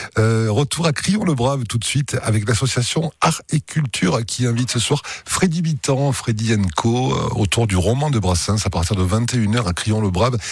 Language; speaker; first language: French; native; French